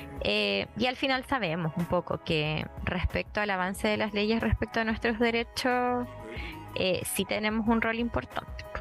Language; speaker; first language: Spanish; native; Spanish